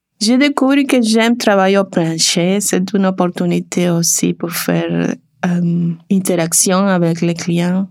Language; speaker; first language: French; non-native, learner; Spanish